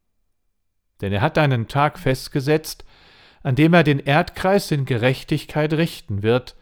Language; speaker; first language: German; native; German